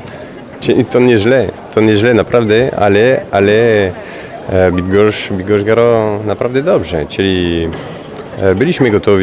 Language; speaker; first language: Polish; non-native, fluent; French